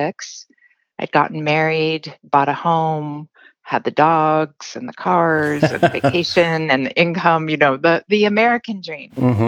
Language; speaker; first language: English; native; English